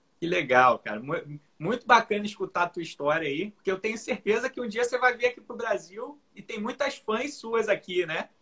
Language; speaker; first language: Portuguese; native; Portuguese